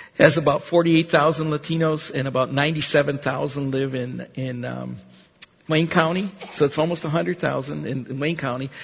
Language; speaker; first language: English; early bilingual, other home language; Spanish